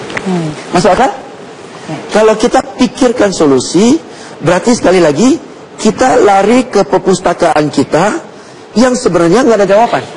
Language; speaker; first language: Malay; non-native, local second language; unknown